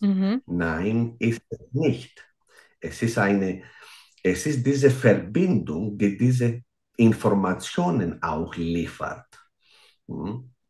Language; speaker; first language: German; non-native, fluent; Greek